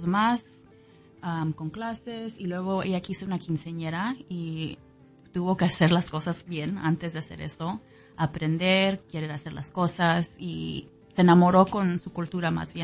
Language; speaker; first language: Spanish; early bilingual, heritage; Spanish